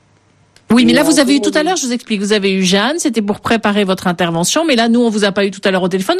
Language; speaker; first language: French; native; French